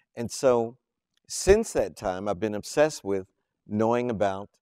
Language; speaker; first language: English; native; English